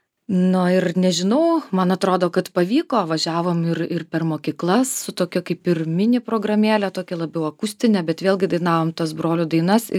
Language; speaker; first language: Lithuanian; native; Lithuanian